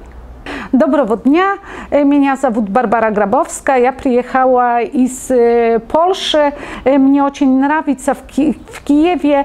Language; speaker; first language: Russian; non-native, learner; Polish